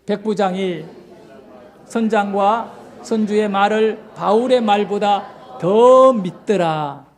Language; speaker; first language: Korean; native; Korean